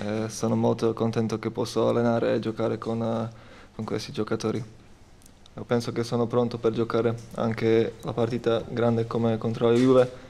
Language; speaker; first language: Italian; non-native, learner; Slovak